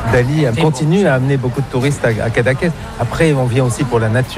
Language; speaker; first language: French; native; French